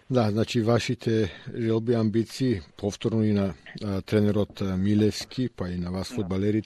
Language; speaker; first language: Macedonian; native; Macedonian